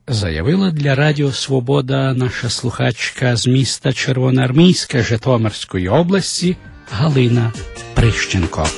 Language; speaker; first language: Ukrainian; native; Ukrainian